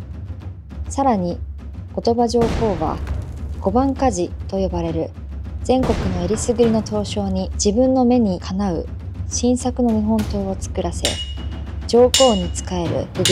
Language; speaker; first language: Japanese; native; Japanese